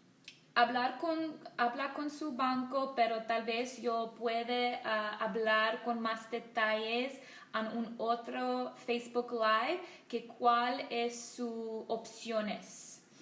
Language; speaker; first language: Spanish; non-native, learner; English